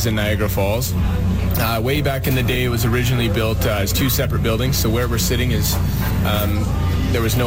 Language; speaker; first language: English; native; English